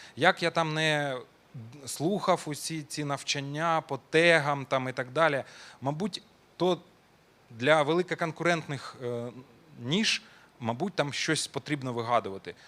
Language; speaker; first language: Ukrainian; non-native, local second language; Russian